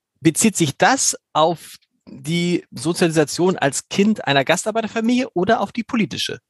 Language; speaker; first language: German; native; German